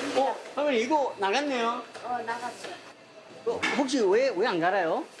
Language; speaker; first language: Korean; non-native, fluent; Bangla